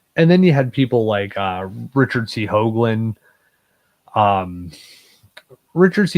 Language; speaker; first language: English; native; English